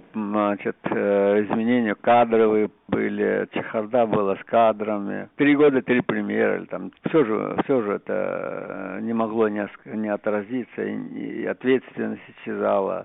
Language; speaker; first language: Russian; non-native, local second language; Kyrgyz